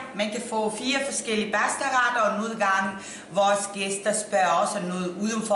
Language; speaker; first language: Danish; non-native, fluent; Italian